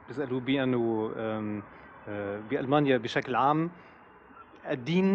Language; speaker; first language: Arabic; non-native, fluent; German